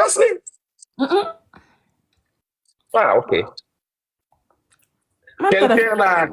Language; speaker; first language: French; non-native, learner; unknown